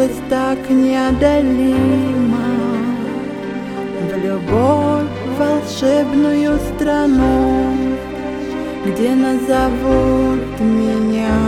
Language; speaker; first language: Russian; native; Russian